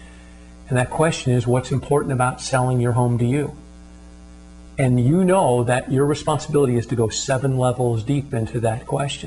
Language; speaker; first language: English; native; English